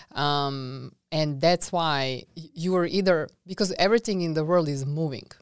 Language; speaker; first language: English; non-native, fluent; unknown